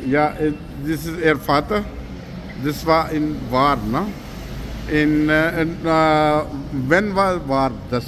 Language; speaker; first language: German; non-native, learner; Urdu